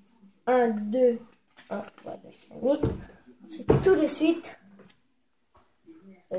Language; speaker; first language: French; native; French